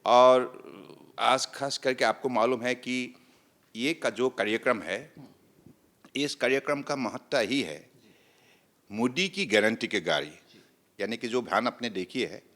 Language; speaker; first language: Hindi; non-native, local second language; Assamese